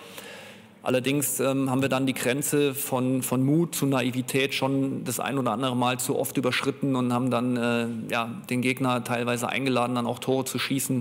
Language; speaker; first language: German; native; German